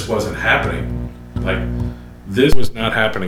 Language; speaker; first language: English; native; English